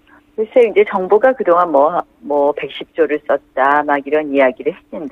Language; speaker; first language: Korean; native; Korean